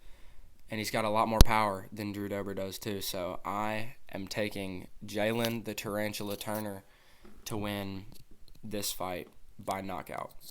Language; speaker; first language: English; native; English